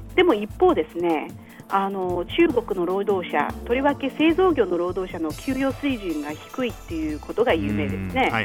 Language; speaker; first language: Japanese; non-native, fluent; Chinese